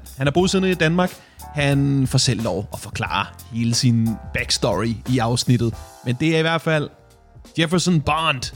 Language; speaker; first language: Danish; native; Danish